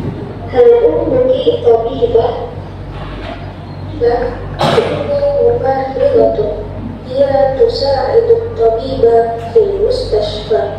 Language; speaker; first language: Arabic; non-native, learner; Indonesian